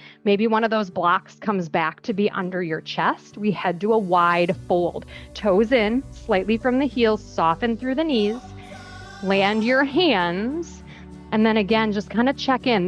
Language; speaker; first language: English; native; English